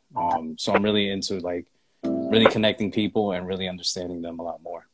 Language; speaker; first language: English; native; English